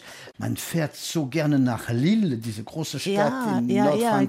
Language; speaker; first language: German; non-native, fluent; French